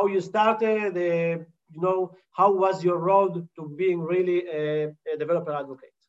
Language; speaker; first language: English; non-native, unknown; Hebrew